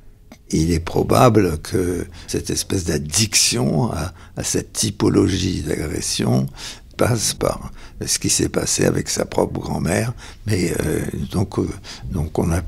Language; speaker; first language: French; native; French